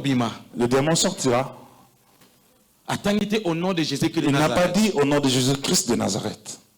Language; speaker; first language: French; non-native, local second language; Lingala